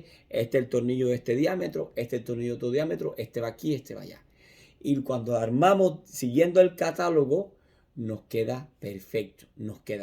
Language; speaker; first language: Spanish; native; Spanish